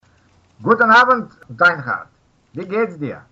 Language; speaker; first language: German; non-native, learner; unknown